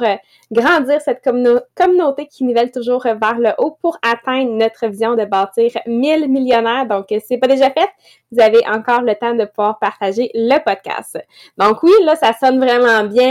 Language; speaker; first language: French; native; French